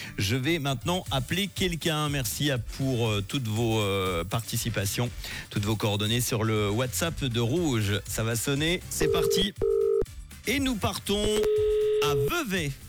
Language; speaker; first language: French; native; French